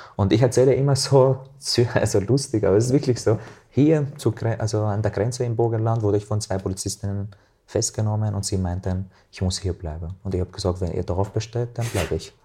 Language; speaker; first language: German; non-native, fluent; Arabic